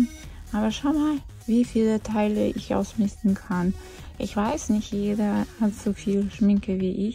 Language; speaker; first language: German; non-native, fluent; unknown